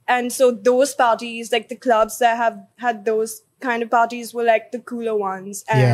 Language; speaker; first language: English; non-native, local second language; Hindi